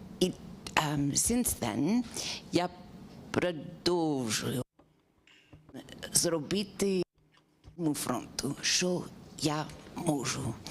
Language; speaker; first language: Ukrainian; non-native, learner; English